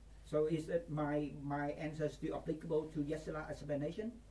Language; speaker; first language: English; non-native, fluent; Vietnamese